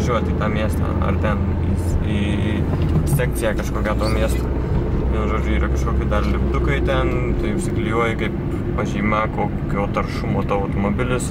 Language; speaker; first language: Lithuanian; native; Lithuanian